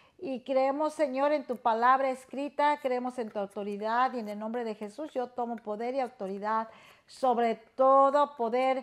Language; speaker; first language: Spanish; native; Spanish